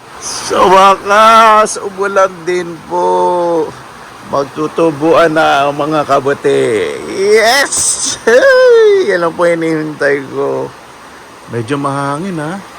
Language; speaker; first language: Filipino; native; Filipino